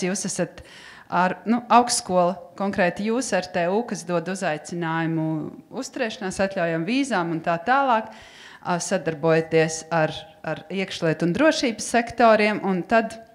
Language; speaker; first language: Latvian; native; Latvian